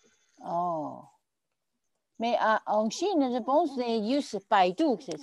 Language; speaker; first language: French; non-native, learner; Chinese